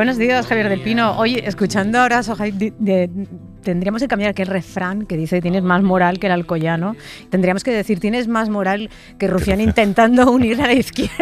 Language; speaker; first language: Spanish; native; Spanish